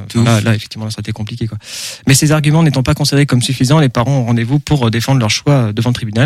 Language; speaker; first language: French; native; French